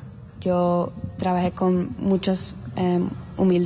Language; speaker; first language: Spanish; early bilingual, heritage; English